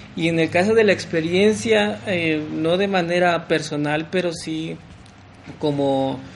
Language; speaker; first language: Spanish; early bilingual, heritage; French